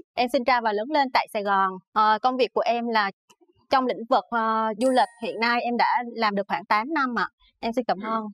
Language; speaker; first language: Vietnamese; native; Vietnamese